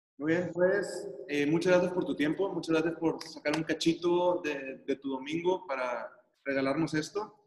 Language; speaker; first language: Spanish; native; Spanish